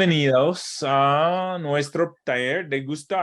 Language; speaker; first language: Spanish; non-native, fluent; English